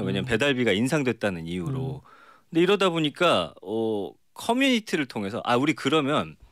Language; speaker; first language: Korean; native; Korean